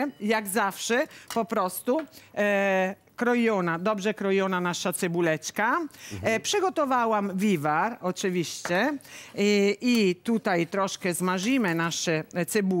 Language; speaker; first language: Polish; non-native, learner; Italian